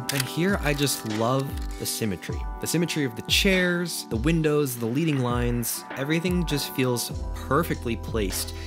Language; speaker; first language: English; native; English